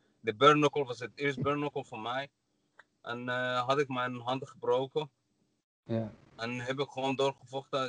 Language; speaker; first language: Dutch; non-native, learner; Arabic